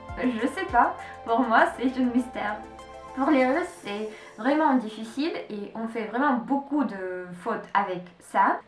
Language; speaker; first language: French; non-native, learner; Russian